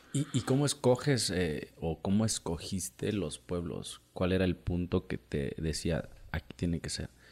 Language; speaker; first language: Spanish; native; Spanish